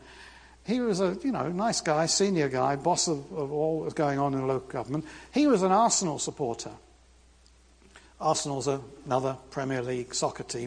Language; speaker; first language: English; native; English